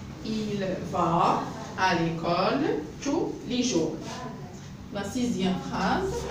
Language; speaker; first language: French; non-native, local second language; Arabic